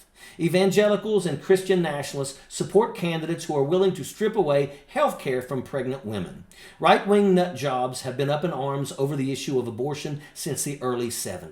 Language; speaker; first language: English; native; English